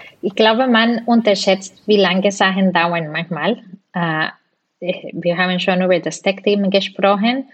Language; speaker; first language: German; non-native, fluent; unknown